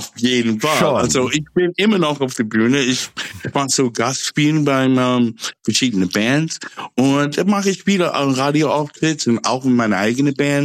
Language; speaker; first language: German; non-native, fluent; English